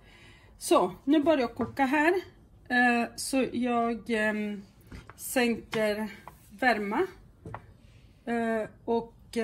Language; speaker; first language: Swedish; non-native, fluent; Portuguese